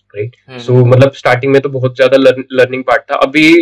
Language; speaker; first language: Hindi; non-native, local second language; Marathi